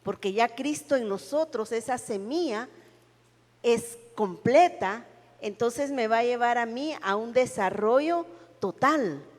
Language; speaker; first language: Spanish; native; Spanish